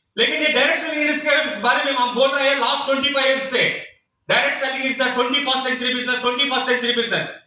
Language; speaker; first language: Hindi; non-native, local second language; Telugu